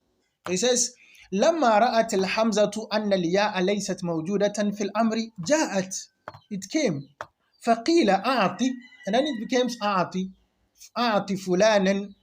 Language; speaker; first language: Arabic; non-native, fluent; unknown